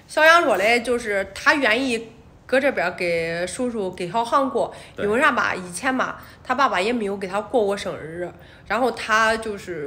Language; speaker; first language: Chinese; native; Chinese